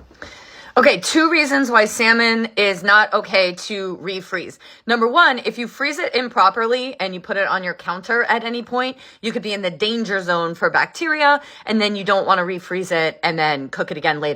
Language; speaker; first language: English; native; English